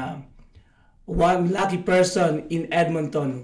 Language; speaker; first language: English; non-native, local second language; Filipino